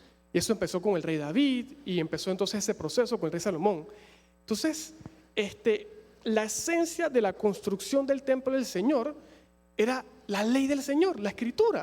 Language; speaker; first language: Spanish; native; Spanish